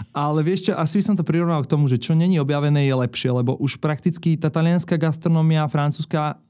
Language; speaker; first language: Slovak; native; Slovak